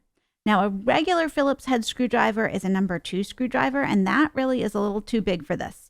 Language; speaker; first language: English; native; English